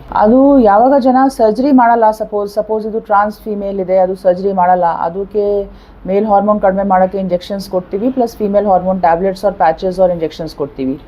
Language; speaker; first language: Kannada; non-native, learner; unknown